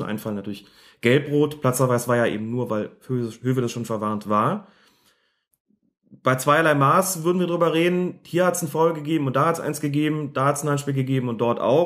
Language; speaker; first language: German; native; German